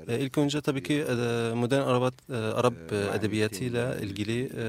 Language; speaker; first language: Turkish; non-native, fluent; Arabic